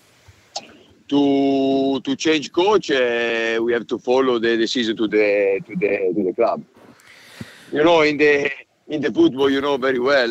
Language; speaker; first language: English; non-native, learner; Italian